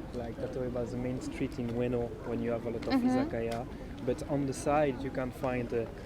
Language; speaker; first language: English; non-native, learner; French